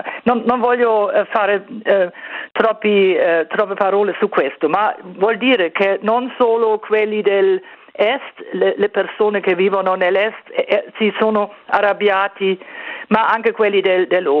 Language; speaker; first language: Italian; non-native, fluent; German